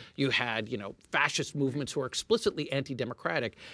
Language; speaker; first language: English; non-native, fluent; Arabic